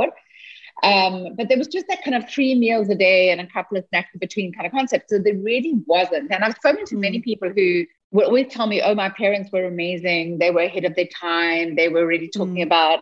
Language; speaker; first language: English; native; English